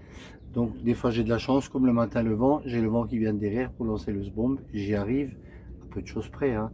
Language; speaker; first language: French; native; French